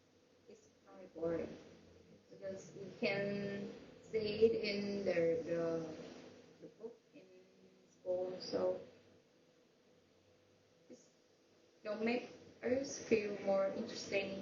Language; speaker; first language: English; non-native, learner; Vietnamese